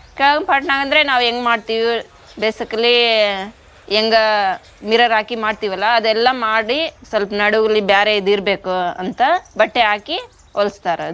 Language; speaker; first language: Kannada; non-native, local second language; Lambadi